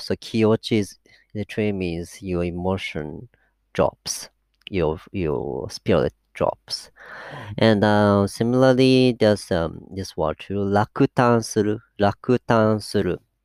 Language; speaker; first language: English; non-native, fluent; Japanese